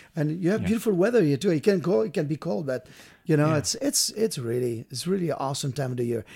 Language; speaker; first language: English; non-native, fluent; French